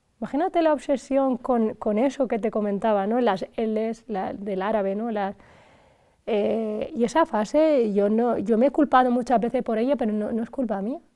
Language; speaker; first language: Spanish; early bilingual, other home language; Arabic